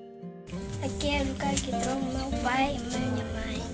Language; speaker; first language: Portuguese; non-native, local second language; Makhuwa